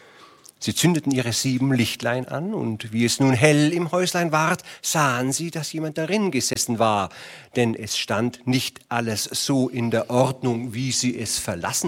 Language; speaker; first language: German; native; German